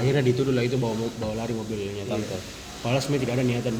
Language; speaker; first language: Indonesian; native; Indonesian